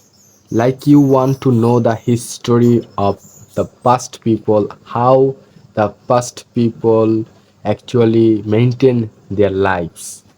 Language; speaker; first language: English; non-native, fluent; Bangla